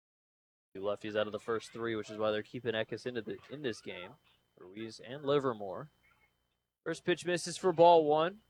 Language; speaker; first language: English; native; English